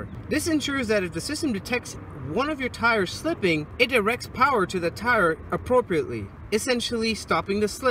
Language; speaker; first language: English; native; English